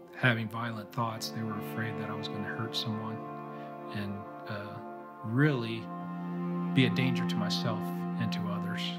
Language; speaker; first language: English; native; English